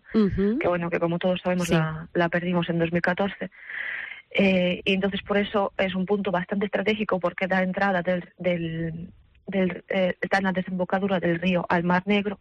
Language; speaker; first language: Spanish; non-native, fluent; Russian